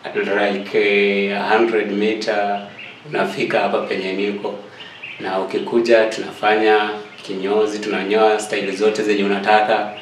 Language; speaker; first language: Swahili; native; Swahili